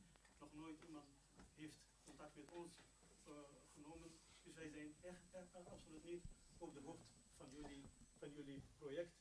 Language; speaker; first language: Dutch; non-native, local second language; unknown